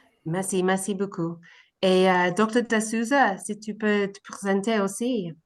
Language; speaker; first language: French; non-native, learner; English